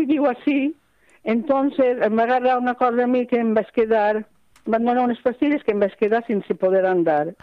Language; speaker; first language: Catalan; non-native, local second language; Spanish